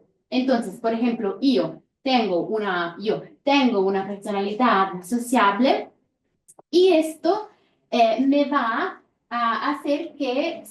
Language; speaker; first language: Spanish; non-native, fluent; Italian